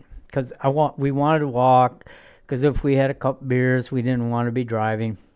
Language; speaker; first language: English; native; English